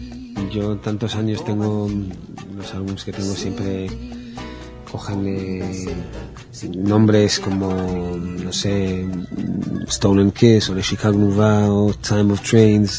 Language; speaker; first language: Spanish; non-native, fluent; Hebrew